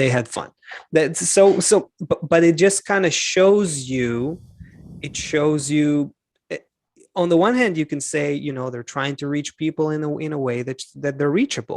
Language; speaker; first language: English; non-native, fluent; Hebrew